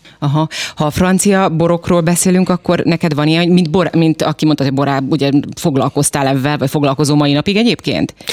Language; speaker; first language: Hungarian; native; Hungarian